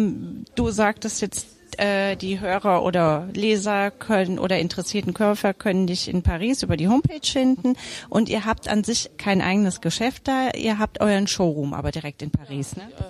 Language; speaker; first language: German; native; German